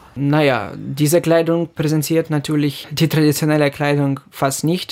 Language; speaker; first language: German; non-native, fluent; Ukrainian